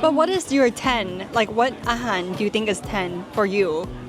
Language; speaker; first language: English; native; English